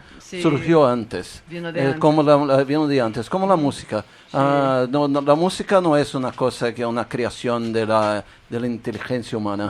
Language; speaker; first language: Spanish; non-native, fluent; Portuguese